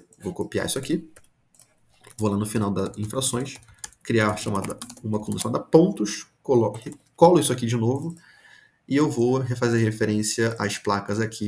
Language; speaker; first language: Portuguese; native; Portuguese